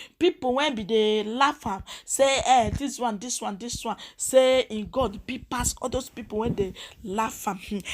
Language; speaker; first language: Nigerian Pidgin; non-native, local second language; Yoruba